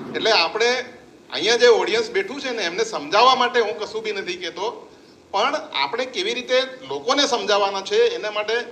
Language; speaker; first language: Gujarati; non-native, local second language; Bhili